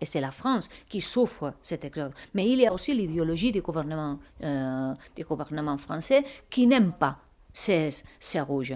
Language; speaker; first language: French; non-native, fluent; Spanish